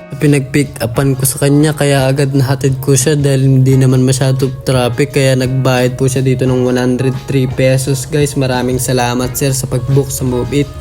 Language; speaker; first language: Filipino; native; Filipino